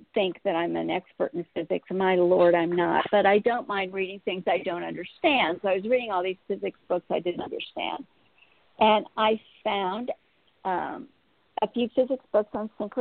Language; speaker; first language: English; native; English